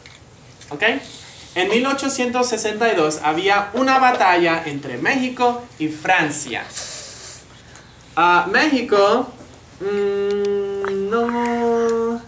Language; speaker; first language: Spanish; non-native, fluent; English